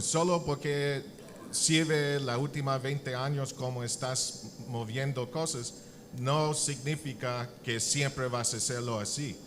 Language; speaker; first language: Spanish; non-native, learner; English